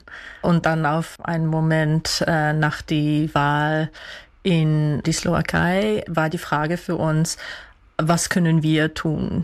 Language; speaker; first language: German; non-native, fluent; Dutch